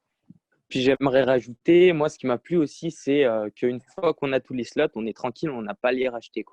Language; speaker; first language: French; native; French